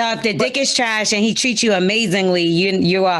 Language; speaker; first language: English; native; English